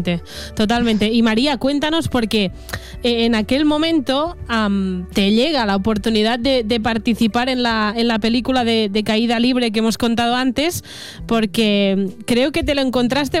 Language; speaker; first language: Spanish; non-native, local second language; Catalan